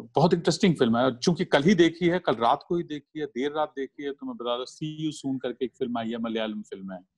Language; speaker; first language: Hindi; native; Hindi